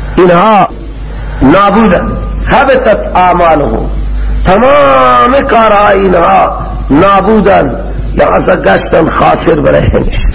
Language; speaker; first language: Persian; native; Persian